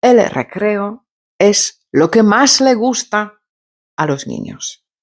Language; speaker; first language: Spanish; non-native, fluent; Polish